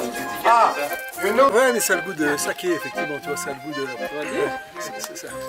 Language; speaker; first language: French; native; French